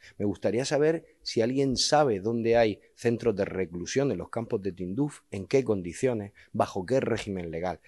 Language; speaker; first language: Spanish; native; Spanish